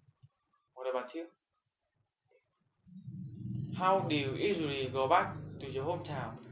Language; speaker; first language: English; non-native, learner; Vietnamese